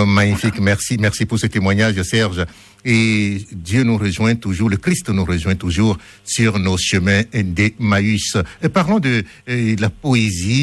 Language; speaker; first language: French; native; French